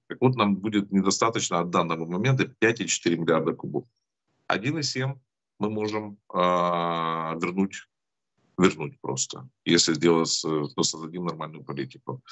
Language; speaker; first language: Russian; native; Russian